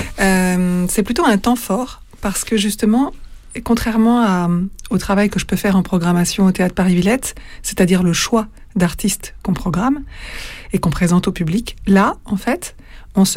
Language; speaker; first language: French; native; French